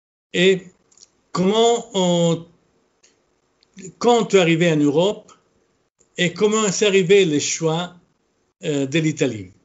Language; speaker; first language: French; non-native, fluent; Italian